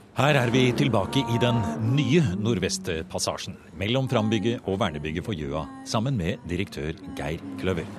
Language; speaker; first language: Norwegian; native; Norwegian